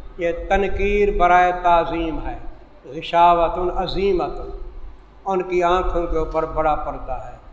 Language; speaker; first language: Urdu; non-native, local second language; Saraiki